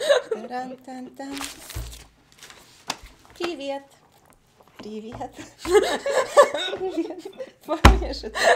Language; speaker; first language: Russian; native; Russian